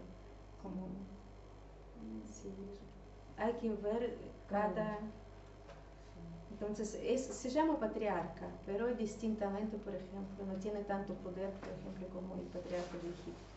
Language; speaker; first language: Spanish; non-native, fluent; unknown